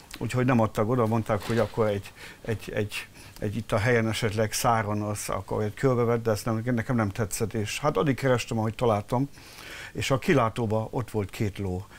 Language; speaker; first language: Hungarian; early bilingual, heritage; German